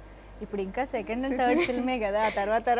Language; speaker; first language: Telugu; native; Telugu